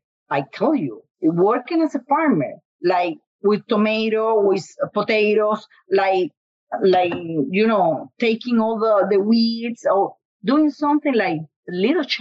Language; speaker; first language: English; non-native, learner; Spanish